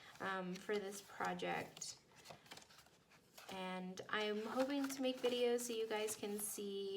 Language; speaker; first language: English; native; English